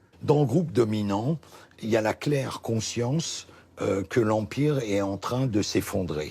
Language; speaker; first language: French; native; French